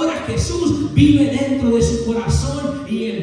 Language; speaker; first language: Spanish; native; Spanish